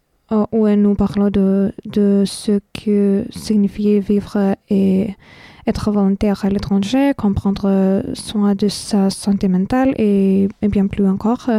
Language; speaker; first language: French; non-native, fluent; Lithuanian